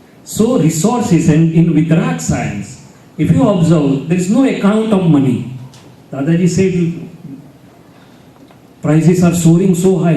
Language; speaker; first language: English; non-native, local second language; Gujarati